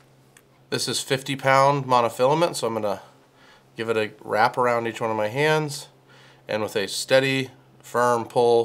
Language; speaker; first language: English; native; English